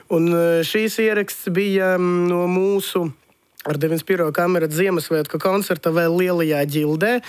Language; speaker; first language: Latvian; non-native, local second language; Russian